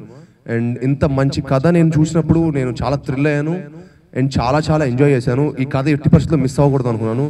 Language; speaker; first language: Telugu; native; Telugu